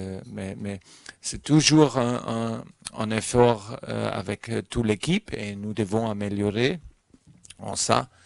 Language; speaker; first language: French; non-native, learner; German